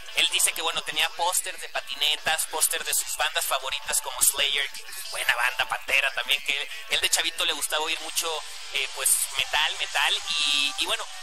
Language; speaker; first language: Spanish; native; Spanish